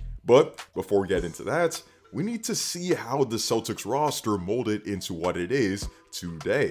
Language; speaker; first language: English; native; English